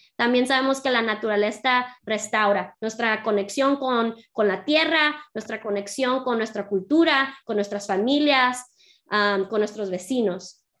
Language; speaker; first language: Spanish; early bilingual, heritage; Spanish